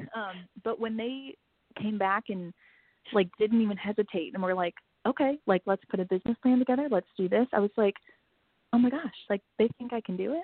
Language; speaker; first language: English; native; English